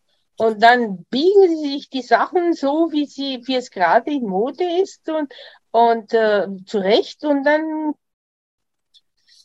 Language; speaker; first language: German; non-native, fluent; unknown